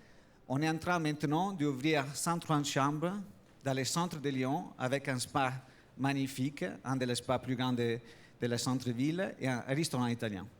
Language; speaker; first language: French; non-native, learner; Italian